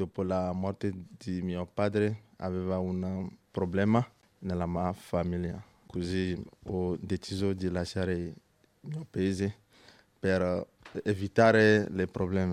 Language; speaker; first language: Italian; non-native, learner; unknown